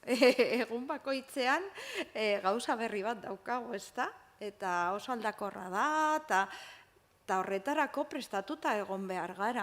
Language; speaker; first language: Basque; non-native, local second language; Spanish